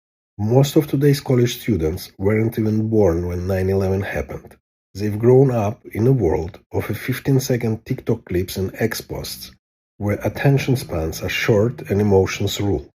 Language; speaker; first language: English; non-native, fluent; Hebrew